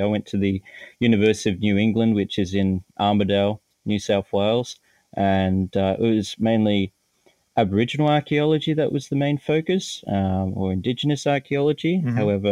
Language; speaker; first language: English; native; English